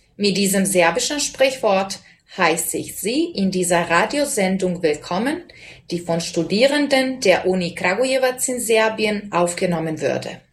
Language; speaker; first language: German; non-native, fluent; Serbian